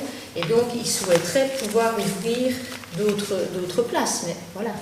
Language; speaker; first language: French; native; French